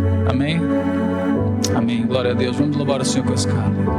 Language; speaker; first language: Portuguese; native; Portuguese